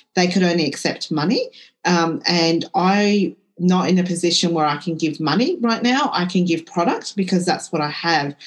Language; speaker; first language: English; early bilingual, other home language; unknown